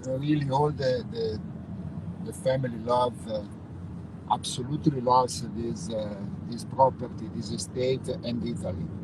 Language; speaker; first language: English; non-native, fluent; Italian